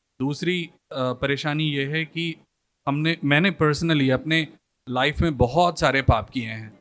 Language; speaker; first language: Hindi; native; Hindi